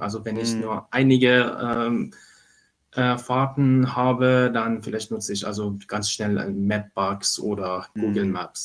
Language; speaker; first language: German; non-native, fluent; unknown